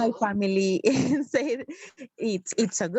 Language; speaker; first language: English; non-native, learner; Spanish